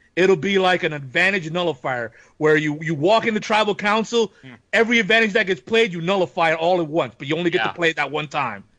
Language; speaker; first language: English; native; English